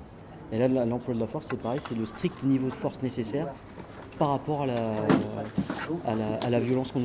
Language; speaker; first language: French; native; French